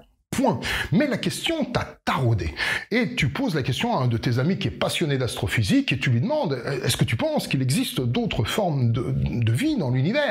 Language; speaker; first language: French; native; French